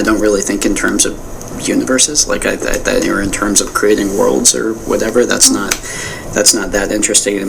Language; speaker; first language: English; native; English